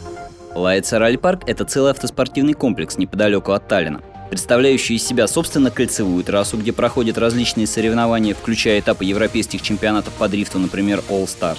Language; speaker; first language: Russian; native; Russian